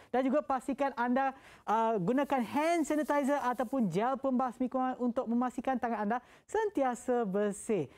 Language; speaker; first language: Malay; native; Malay